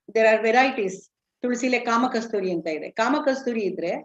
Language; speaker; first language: English; non-native, local second language; Kannada